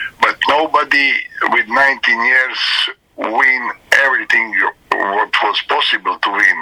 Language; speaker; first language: English; non-native, learner; Serbian